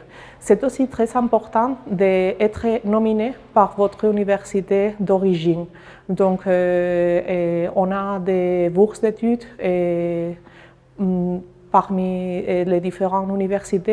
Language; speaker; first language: French; non-native, learner; Spanish